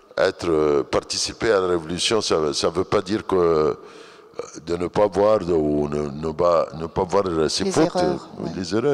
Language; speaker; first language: French; non-native, fluent; Arabic